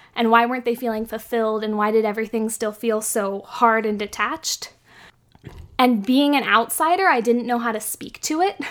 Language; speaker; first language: English; native; English